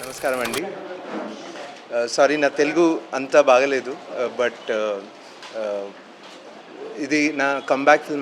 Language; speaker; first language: Telugu; non-native, learner; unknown